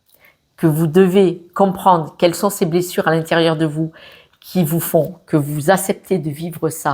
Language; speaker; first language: French; native; French